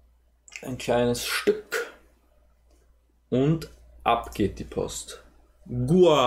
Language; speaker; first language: German; native; German